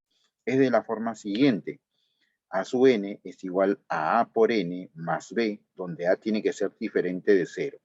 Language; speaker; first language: Spanish; native; Spanish